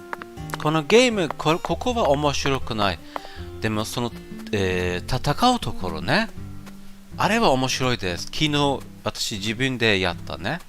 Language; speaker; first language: Japanese; non-native, learner; German